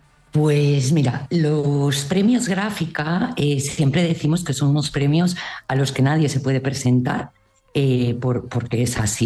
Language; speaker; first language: Spanish; native; Spanish